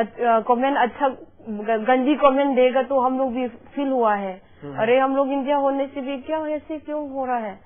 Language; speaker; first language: Hindi; non-native, local second language; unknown